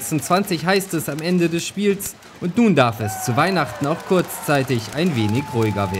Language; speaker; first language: German; native; German